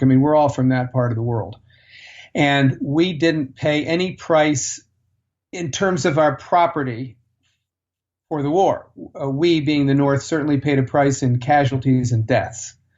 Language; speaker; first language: English; native; English